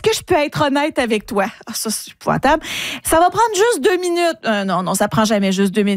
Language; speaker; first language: French; native; French